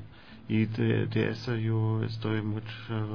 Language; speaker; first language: Spanish; non-native, learner; German